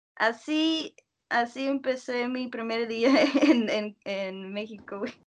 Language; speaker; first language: Spanish; non-native, fluent; Russian